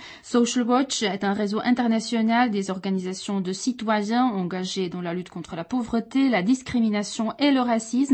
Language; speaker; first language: French; non-native, fluent; Czech